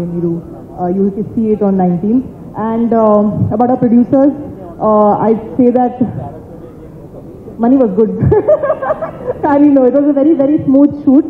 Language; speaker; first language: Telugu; non-native, learner; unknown